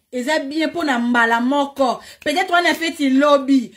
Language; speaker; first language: French; non-native, local second language; Lingala